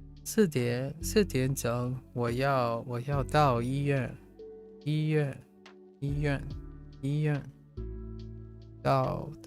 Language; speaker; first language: Chinese; non-native, learner; English